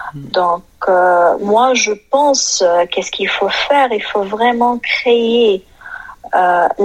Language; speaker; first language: French; non-native, fluent; Arabic